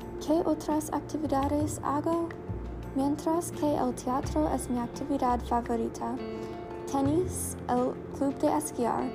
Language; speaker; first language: Spanish; non-native, learner; English